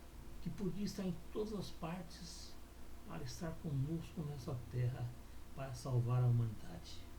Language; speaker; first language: Portuguese; native; Portuguese